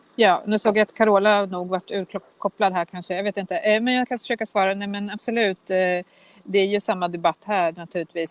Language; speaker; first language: Swedish; native; Swedish